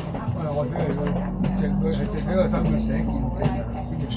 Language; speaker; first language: Cantonese; native; Cantonese